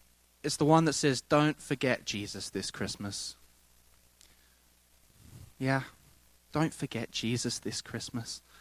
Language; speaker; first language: English; native; English